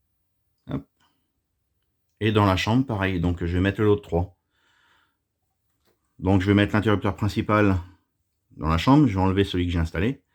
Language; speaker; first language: French; native; French